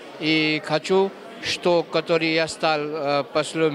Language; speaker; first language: Russian; non-native, learner; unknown